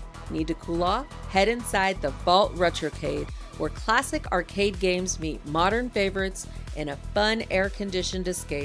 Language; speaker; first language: English; native; English